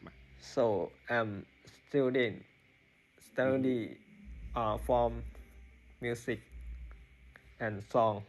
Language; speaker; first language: English; non-native, learner; Thai